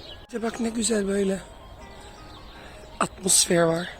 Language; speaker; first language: Turkish; early bilingual, heritage; Turkish